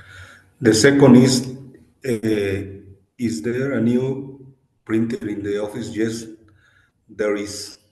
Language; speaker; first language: English; non-native, learner; Spanish